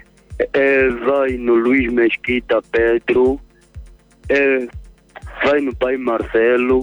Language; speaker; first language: Portuguese; non-native, local second language; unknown